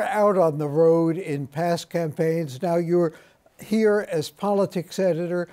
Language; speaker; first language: English; native; English